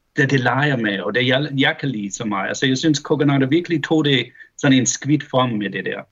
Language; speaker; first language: Danish; early bilingual, heritage; Danish